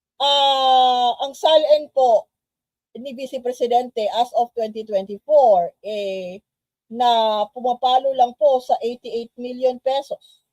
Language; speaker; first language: Filipino; non-native, local second language; Cebuano